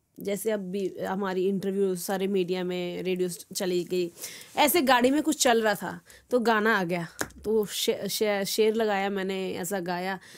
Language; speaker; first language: Hindi; non-native, local second language; Punjabi